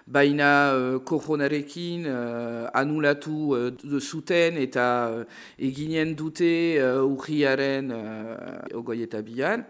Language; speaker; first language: Basque; non-native, local second language; French